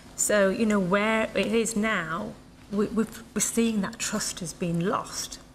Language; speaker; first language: English; native; English